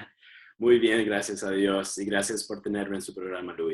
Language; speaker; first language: Spanish; early bilingual, heritage; Spanish